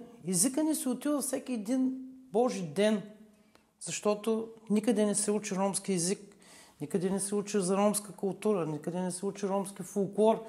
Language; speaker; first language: Bulgarian; non-native, local second language; Romany